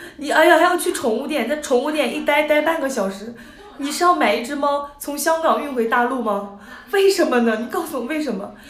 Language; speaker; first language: Chinese; native; Chinese